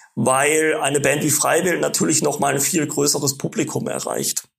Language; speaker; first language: German; native; German